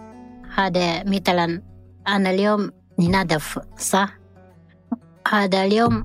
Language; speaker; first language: Arabic; non-native, learner; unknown